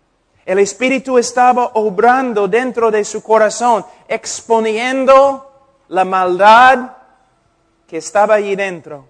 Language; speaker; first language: Spanish; non-native, fluent; English